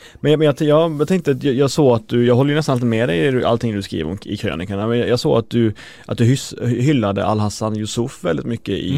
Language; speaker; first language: Swedish; native; Swedish